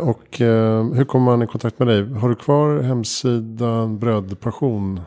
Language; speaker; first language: Swedish; native; Swedish